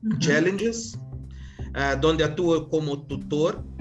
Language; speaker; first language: Spanish; non-native, learner; Portuguese